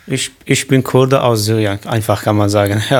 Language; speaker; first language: German; non-native, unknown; Kurdish